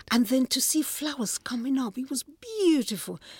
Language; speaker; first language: English; non-native, local second language; Igbo